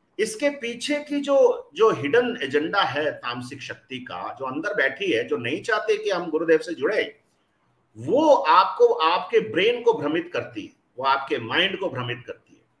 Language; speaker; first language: Hindi; native; Hindi